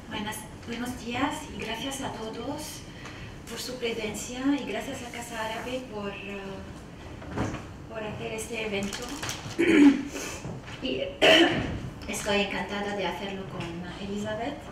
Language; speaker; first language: Spanish; non-native, fluent; Arabic